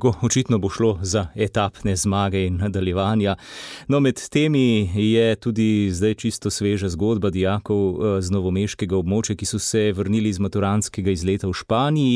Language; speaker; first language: Slovenian; native; Slovenian